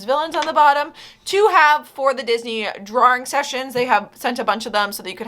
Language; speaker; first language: English; native; English